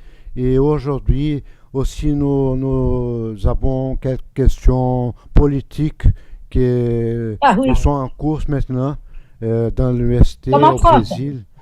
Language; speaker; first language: French; non-native, fluent; Portuguese